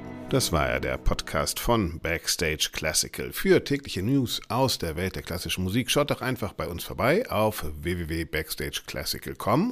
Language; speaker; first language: German; native; German